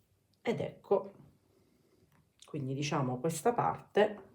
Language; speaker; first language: Italian; native; Italian